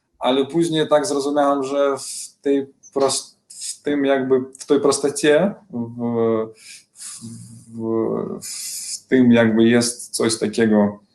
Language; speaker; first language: Polish; non-native, learner; Belarusian